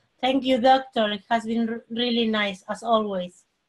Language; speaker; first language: English; non-native, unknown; Spanish